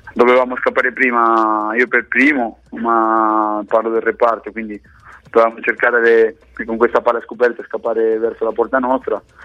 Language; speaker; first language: Italian; non-native, fluent; Spanish